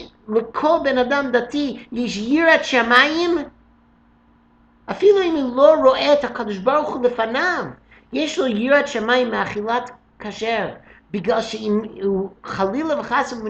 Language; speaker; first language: Hebrew; non-native, fluent; English